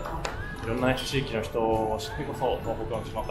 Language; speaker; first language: Japanese; native; Japanese